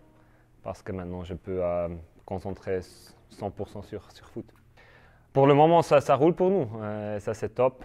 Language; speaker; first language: French; non-native, learner; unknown